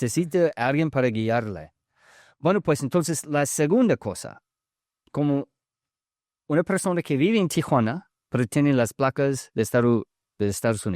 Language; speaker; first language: Spanish; early bilingual, heritage; English